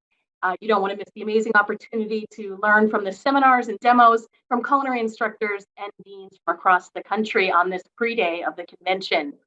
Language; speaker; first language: English; native; English